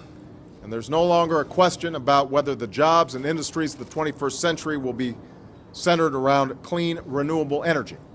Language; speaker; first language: English; native; English